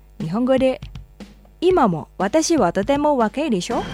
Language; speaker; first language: Japanese; non-native, fluent; Indonesian